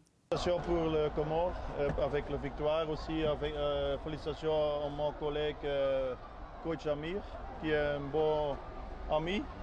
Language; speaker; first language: French; non-native, learner; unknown